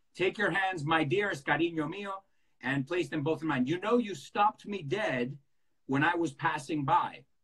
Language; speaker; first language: English; native; English